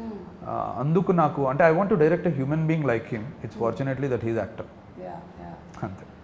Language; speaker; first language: Telugu; native; Telugu